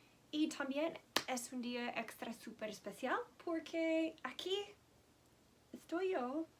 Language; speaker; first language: Spanish; non-native, fluent; English